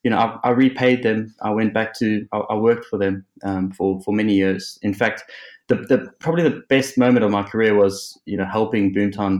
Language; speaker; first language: English; native; English